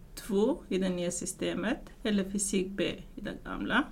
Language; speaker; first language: Swedish; non-native, fluent; Arabic